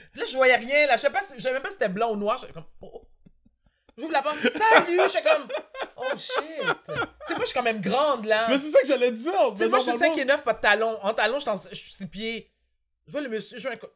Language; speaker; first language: French; native; French